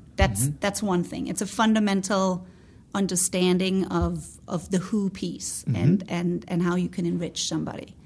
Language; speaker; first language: English; non-native, fluent; Danish